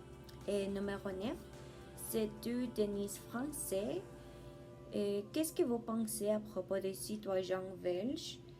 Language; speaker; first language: French; non-native, learner; Spanish